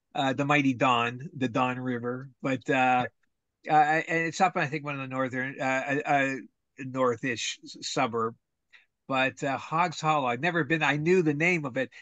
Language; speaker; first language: English; native; English